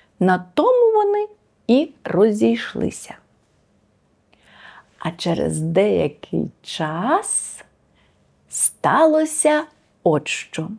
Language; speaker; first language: Ukrainian; native; Ukrainian